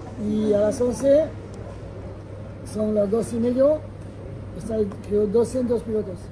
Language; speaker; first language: Spanish; non-native, fluent; French